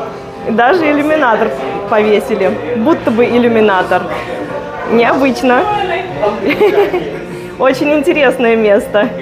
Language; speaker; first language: Russian; native; Russian